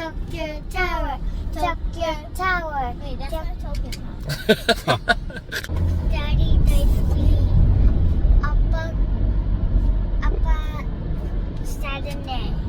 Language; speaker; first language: English; early bilingual, other home language; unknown